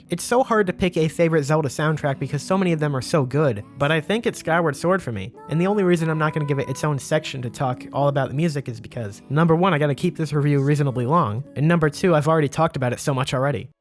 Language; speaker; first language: English; native; English